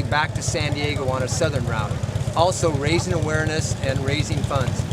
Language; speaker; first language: English; native; English